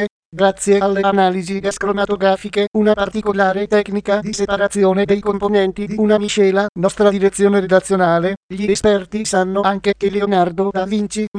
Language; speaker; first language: Italian; native; Italian